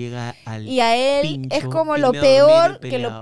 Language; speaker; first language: Spanish; native; Spanish